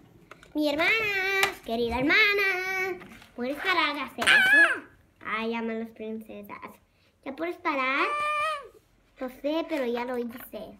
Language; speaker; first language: Spanish; early bilingual, heritage; English